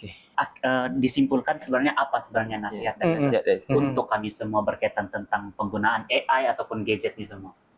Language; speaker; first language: Malay; native; Malay